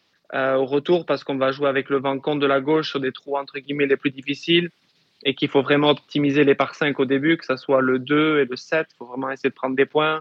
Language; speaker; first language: French; native; French